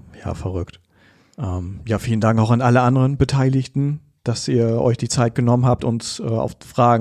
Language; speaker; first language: German; native; German